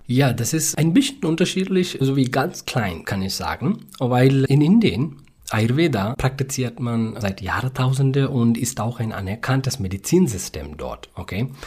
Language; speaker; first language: German; non-native, learner; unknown